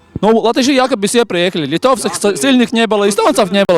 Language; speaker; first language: Russian; non-native, learner; Latvian